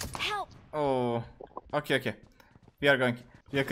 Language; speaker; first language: English; non-native, learner; Turkish